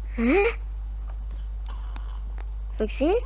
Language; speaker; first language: French; native; French